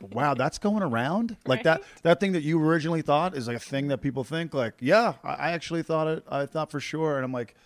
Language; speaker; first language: English; native; English